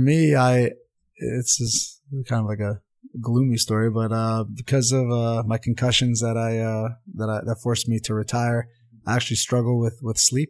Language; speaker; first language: English; non-native, local second language; Armenian